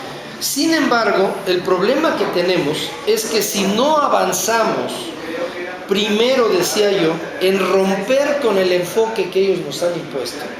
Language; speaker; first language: Spanish; native; Spanish